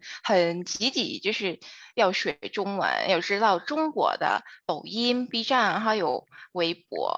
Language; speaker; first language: Chinese; non-native, fluent; Indonesian